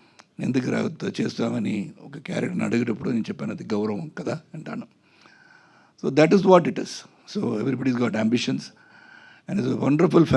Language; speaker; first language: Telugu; non-native, fluent; Tamil